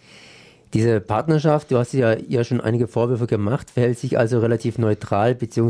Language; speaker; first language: German; native; German